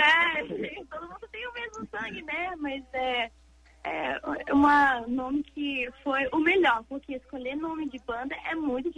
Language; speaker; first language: Portuguese; early bilingual, heritage; English